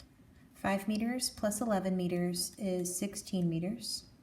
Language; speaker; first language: English; native; English